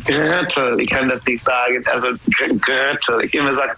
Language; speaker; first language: German; non-native, learner; English